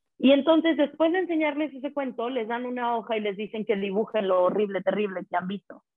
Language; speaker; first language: Spanish; native; Spanish